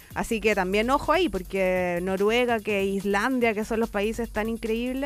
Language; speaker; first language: Spanish; native; Spanish